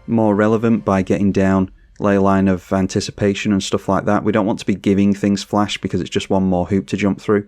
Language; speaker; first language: English; native; English